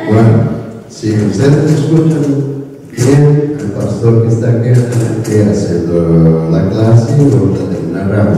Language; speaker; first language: Spanish; non-native, learner; Korean